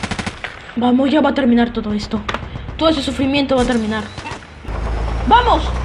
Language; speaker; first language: Spanish; native; Spanish